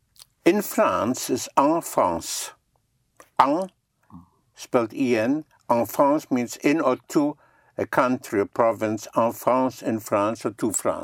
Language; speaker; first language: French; non-native, fluent; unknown